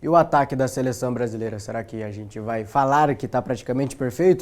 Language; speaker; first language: Portuguese; native; Portuguese